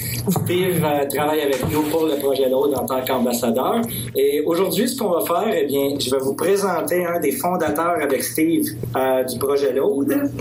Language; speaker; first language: French; native; French